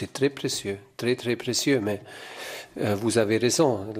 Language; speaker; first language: French; non-native, fluent; German